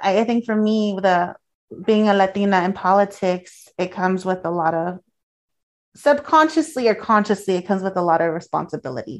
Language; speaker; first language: English; early bilingual, other home language; Spanish